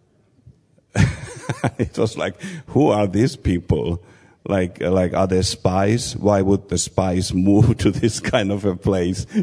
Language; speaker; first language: English; non-native, fluent; Finnish